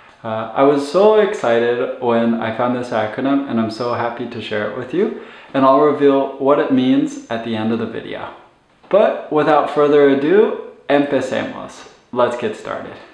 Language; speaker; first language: English; native; English